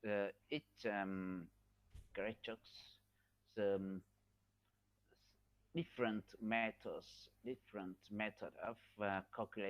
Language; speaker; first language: English; non-native, learner; Vietnamese